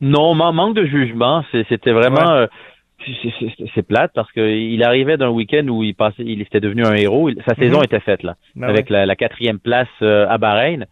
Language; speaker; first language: French; native; French